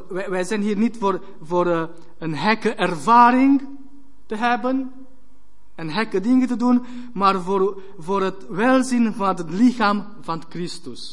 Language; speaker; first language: Dutch; non-native, fluent; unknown